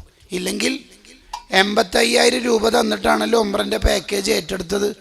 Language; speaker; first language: Malayalam; native; Malayalam